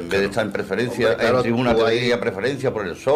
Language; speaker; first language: Spanish; native; Spanish